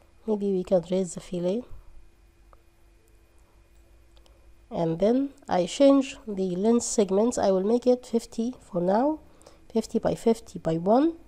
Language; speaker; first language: English; non-native, fluent; Arabic